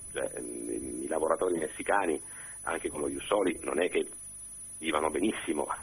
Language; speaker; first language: Italian; native; Italian